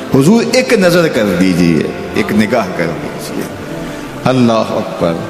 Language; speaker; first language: Urdu; non-native, local second language; Punjabi